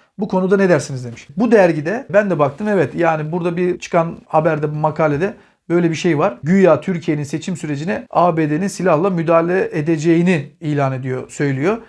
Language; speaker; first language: Turkish; native; Turkish